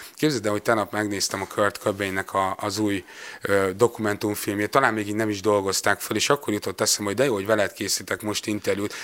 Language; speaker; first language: Hungarian; native; Hungarian